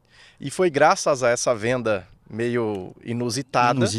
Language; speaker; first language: Portuguese; native; Portuguese